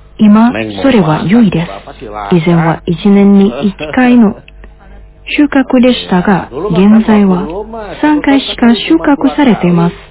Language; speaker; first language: Japanese; non-native, fluent; Indonesian